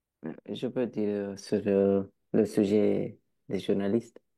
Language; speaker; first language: French; non-native, learner; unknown